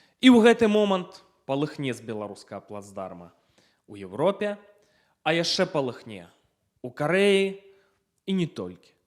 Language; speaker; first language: Belarusian; non-native, local second language; Russian